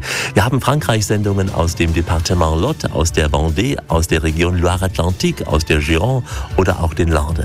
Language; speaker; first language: German; native; German